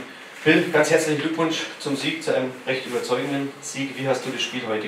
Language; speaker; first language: German; native; German